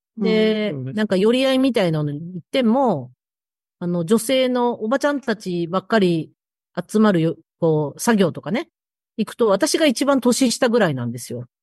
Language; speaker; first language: Japanese; native; Japanese